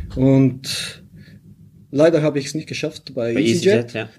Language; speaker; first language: German; non-native, fluent; Bulgarian